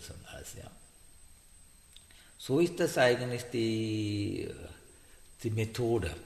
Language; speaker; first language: German; non-native, learner; Sinhala